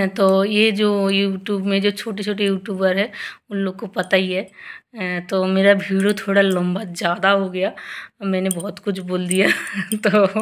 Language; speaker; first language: Hindi; non-native, local second language; Bangla